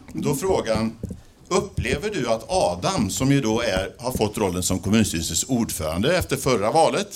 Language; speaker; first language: Swedish; native; Swedish